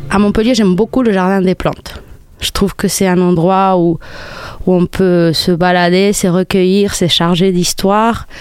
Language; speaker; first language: French; non-native, fluent; Spanish